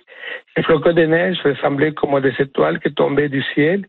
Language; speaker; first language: French; non-native, fluent; Spanish